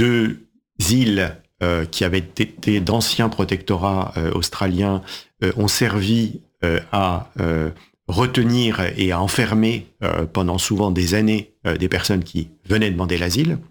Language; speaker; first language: French; native; French